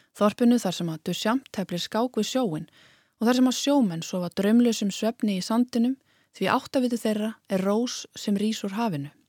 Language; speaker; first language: Icelandic; native; Icelandic